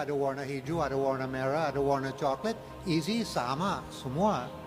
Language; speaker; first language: Indonesian; non-native, learner; English